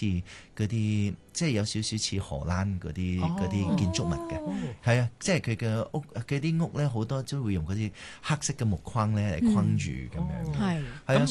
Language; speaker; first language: Cantonese; early bilingual, heritage; Cantonese